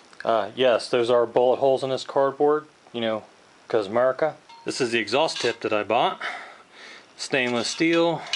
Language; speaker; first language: English; native; English